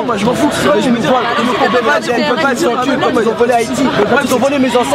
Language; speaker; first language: French; native; French